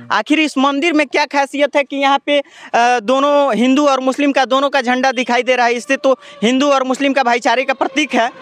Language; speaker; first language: Hindi; native; Hindi